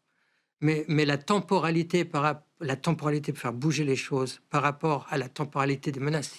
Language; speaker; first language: French; native; French